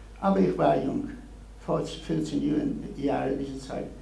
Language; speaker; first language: German; non-native, learner; Polish